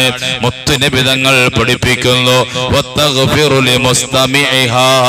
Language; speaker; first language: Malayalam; native; Malayalam